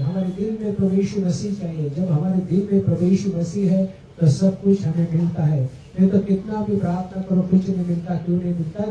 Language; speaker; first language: Hindi; non-native, local second language; Marathi